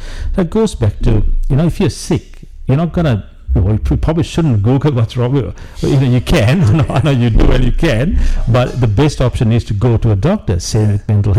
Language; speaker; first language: English; non-native, local second language; Sinhala